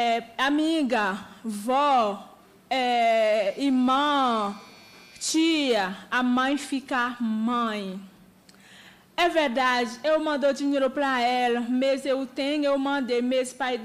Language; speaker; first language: Portuguese; non-native, learner; Haitian Creole